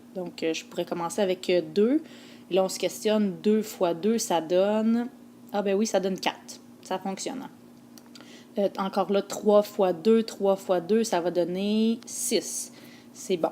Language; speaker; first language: French; native; French